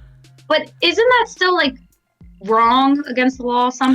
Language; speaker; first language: English; native; English